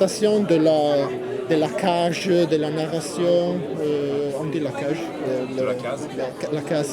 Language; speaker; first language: French; non-native, fluent; Italian